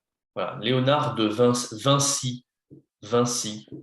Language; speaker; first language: French; non-native, fluent; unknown